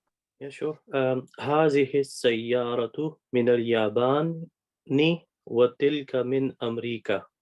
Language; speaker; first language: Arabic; non-native, learner; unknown